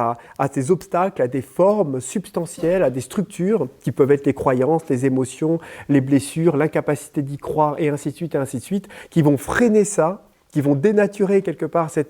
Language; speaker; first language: French; native; French